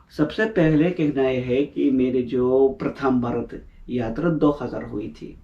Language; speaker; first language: Hindi; non-native, fluent; Russian